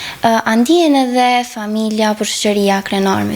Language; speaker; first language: Albanian; native; Albanian